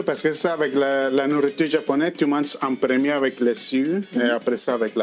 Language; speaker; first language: French; non-native, fluent; Spanish